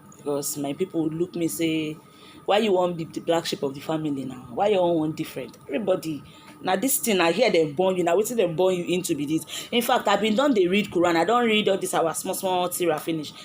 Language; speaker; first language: Nigerian Pidgin; non-native, local second language; Yoruba